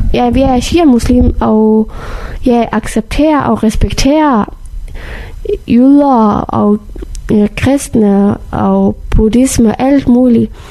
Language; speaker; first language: Danish; non-native, fluent; Persian